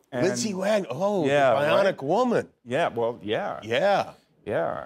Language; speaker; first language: English; native; English